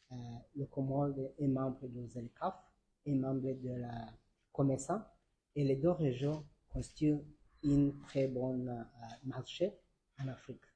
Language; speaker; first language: French; non-native, learner; Arabic